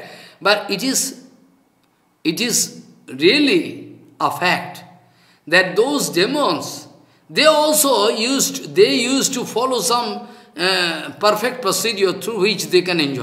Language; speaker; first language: English; non-native, local second language; Bangla